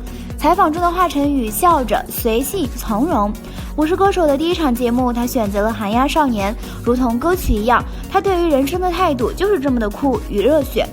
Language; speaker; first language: Chinese; native; Chinese